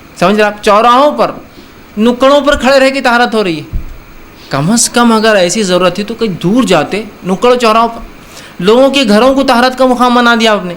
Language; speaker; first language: Urdu; native; Urdu